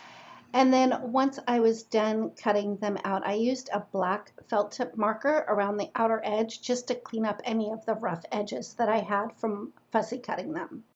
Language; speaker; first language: English; native; English